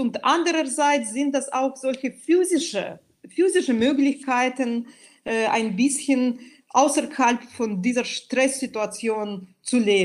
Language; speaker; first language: German; non-native, fluent; Russian